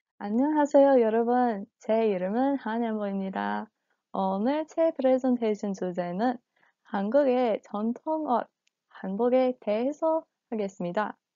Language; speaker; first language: Korean; non-native, learner; English